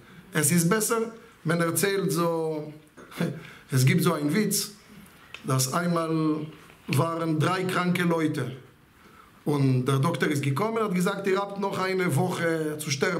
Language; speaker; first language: German; non-native, fluent; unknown